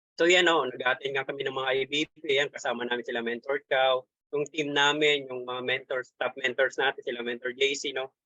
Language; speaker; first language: Filipino; native; Filipino